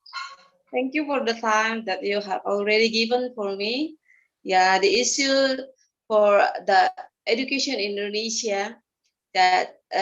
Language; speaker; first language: English; non-native, fluent; Indonesian